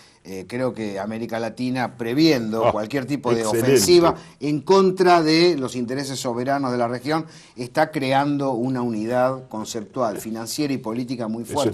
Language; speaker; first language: Spanish; native; Spanish